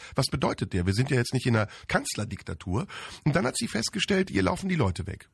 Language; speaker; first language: German; early bilingual, other home language; Turkish